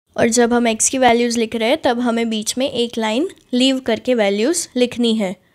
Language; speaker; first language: Hindi; native; Hindi